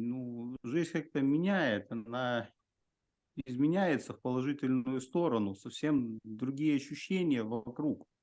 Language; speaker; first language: Russian; native; Russian